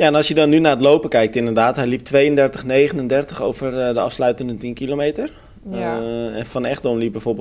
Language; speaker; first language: Dutch; native; Dutch